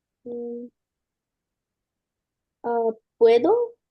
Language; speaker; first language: Spanish; non-native, learner; English